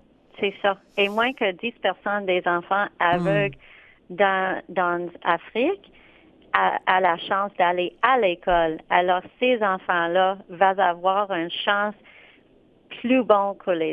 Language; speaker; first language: French; non-native, local second language; English